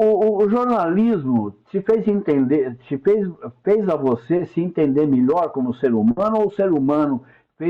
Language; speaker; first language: Portuguese; native; Portuguese